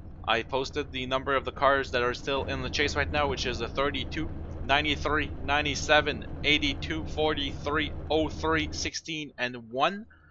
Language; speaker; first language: English; non-native, fluent; French